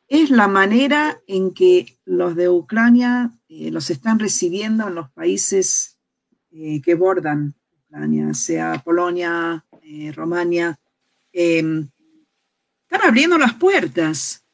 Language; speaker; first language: Spanish; early bilingual, heritage; Spanish